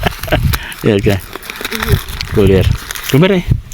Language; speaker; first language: Spanish; non-native, learner; Filipino